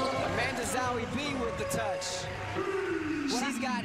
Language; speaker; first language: English; native; English